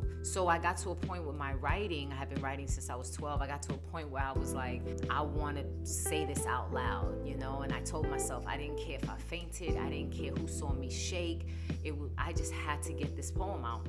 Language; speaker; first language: English; native; English